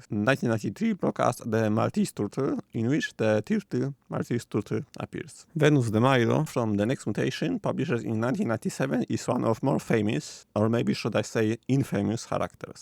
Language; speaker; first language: English; non-native, fluent; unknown